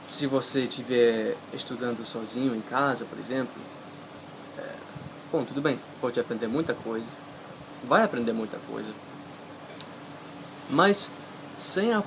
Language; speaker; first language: Portuguese; non-native, fluent; English